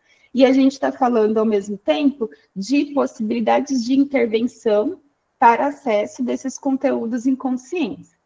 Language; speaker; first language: Portuguese; native; Portuguese